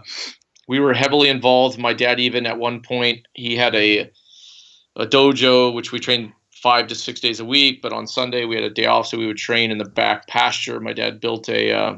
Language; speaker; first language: English; native; English